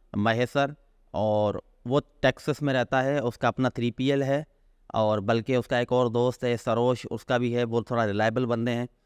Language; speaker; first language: Urdu; non-native, local second language; Sindhi